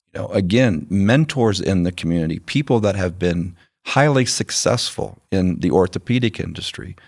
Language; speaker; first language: English; native; English